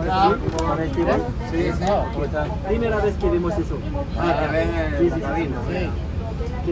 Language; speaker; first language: Spanish; non-native, learner; French